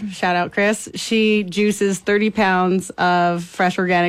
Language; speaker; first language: English; native; English